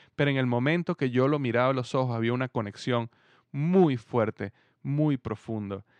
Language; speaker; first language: Spanish; native; Spanish